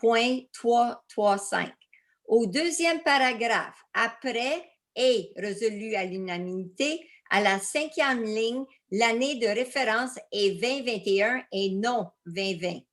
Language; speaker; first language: French; native; French